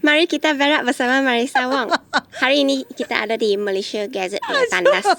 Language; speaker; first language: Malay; non-native, local second language; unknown